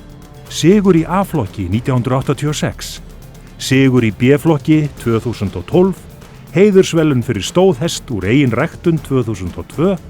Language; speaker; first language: Icelandic; native; Icelandic